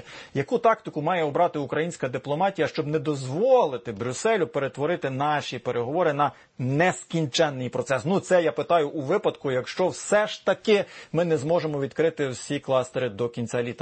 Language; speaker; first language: Ukrainian; native; Ukrainian